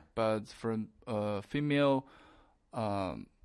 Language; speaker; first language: English; non-native, learner; Chinese